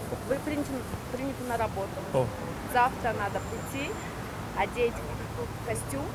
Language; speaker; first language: Russian; non-native, local second language; Kyrgyz